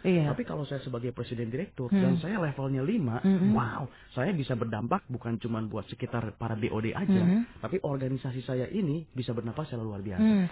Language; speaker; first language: Indonesian; native; Indonesian